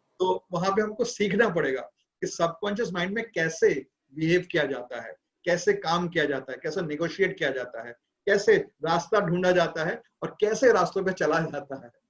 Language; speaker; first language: Hindi; non-native, local second language; Bangla